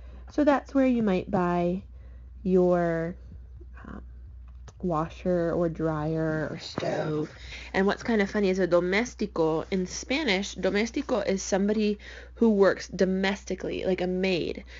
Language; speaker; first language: English; native; English